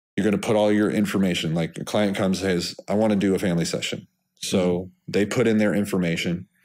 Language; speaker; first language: English; native; English